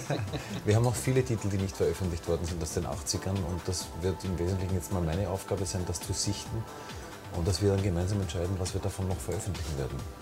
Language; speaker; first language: German; native; German